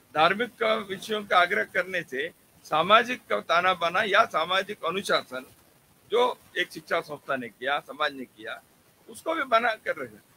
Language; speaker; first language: Hindi; non-native, local second language; Kannada